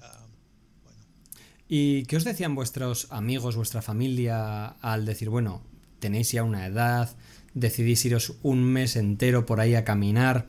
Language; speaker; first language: Spanish; native; Spanish